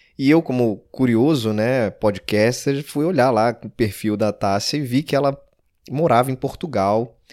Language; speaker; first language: Portuguese; native; Portuguese